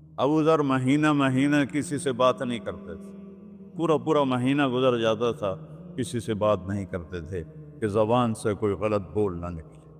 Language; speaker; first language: Urdu; non-native, local second language; Punjabi